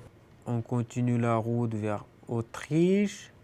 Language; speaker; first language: French; non-native, fluent; Romanian